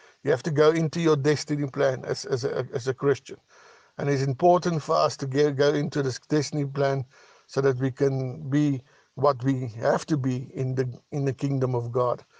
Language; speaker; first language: English; non-native, local second language; Afrikaans